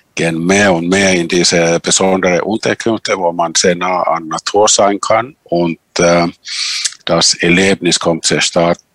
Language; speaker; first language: German; non-native, fluent; Finnish